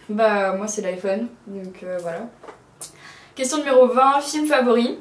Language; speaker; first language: French; native; French